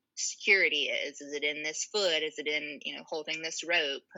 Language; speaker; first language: English; native; English